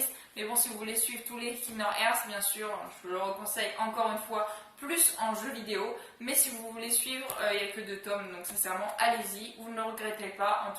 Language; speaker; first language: French; native; French